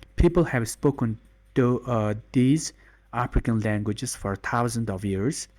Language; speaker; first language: English; non-native, learner; Mongolian